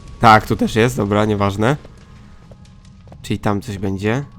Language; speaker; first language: Polish; native; Polish